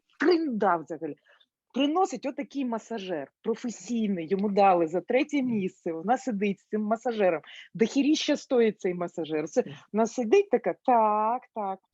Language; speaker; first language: Ukrainian; non-native, local second language; Russian